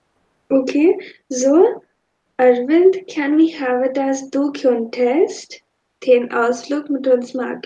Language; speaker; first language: German; non-native, fluent; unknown